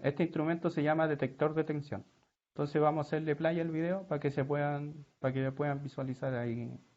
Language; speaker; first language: Spanish; native; Spanish